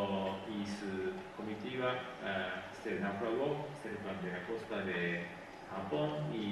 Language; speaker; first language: Spanish; non-native, fluent; Japanese